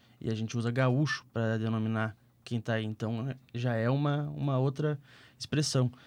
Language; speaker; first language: Portuguese; native; Portuguese